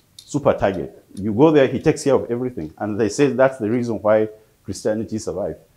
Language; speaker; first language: English; non-native, local second language; Hausa